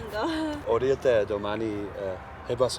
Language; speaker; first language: Korean; non-native, learner; Dutch